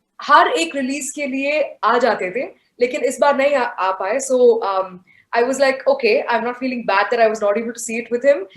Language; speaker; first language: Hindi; non-native, local second language; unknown